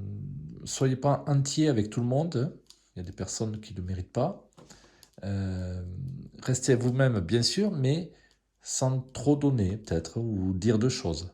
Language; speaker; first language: French; native; French